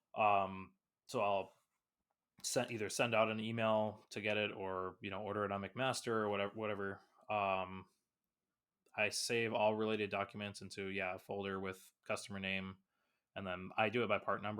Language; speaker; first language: English; native; English